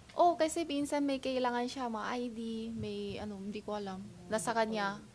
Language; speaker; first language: Filipino; non-native, learner; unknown